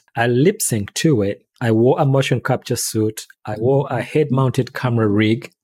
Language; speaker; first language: English; non-native, local second language; Ganda